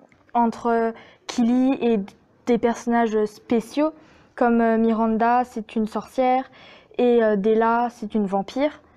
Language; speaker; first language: French; native; French